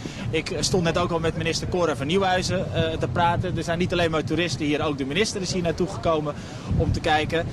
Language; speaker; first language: Dutch; native; Dutch